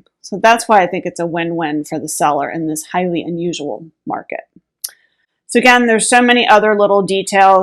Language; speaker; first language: English; native; English